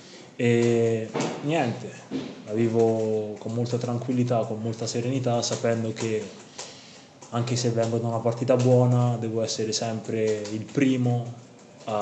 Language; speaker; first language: Italian; non-native, fluent; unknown